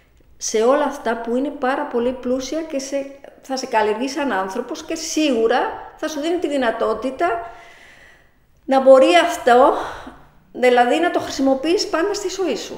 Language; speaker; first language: Greek; non-native, fluent; Spanish